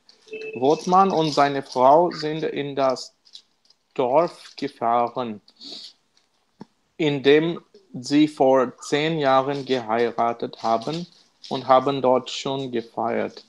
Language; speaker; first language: German; non-native, learner; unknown